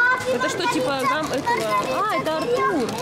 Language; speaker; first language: Russian; native; Russian